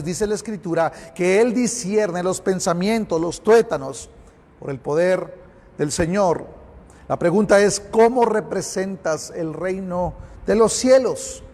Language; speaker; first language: Spanish; native; Spanish